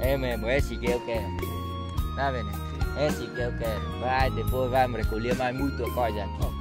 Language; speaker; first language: Portuguese; non-native, learner; Vietnamese